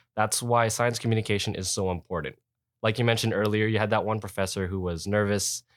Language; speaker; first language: English; early bilingual, other home language; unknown